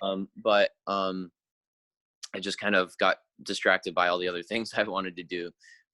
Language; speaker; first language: English; native; English